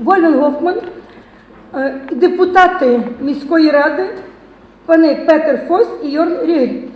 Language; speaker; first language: Ukrainian; native; Ukrainian